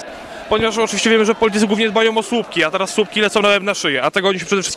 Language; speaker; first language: Polish; native; Polish